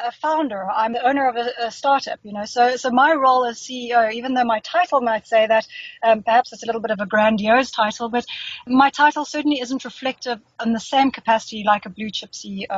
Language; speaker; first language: English; native; English